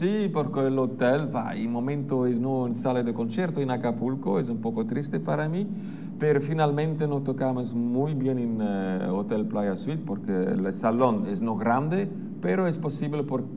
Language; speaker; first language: Spanish; non-native, learner; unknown